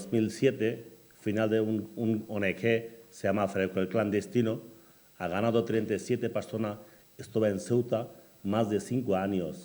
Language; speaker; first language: Spanish; non-native, learner; Bangla